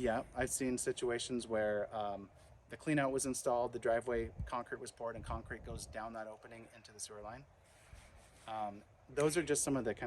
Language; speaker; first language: English; native; English